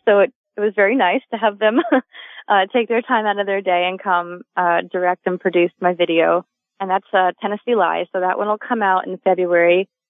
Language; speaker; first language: English; native; English